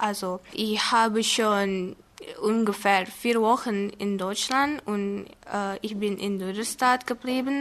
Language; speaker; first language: German; non-native, learner; Indonesian